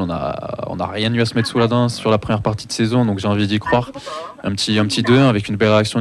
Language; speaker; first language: French; native; French